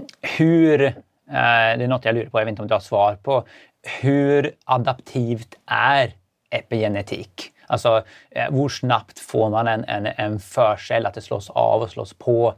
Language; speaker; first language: Swedish; native; Swedish